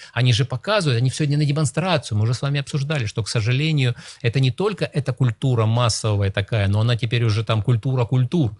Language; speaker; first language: Russian; native; Russian